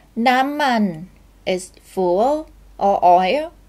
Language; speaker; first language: English; non-native, fluent; Thai